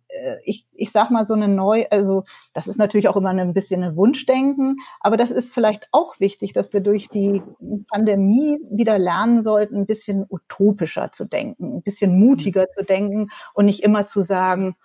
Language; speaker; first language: German; native; German